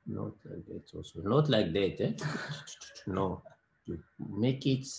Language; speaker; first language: English; non-native, learner; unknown